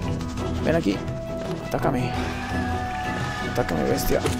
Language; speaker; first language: Spanish; native; Spanish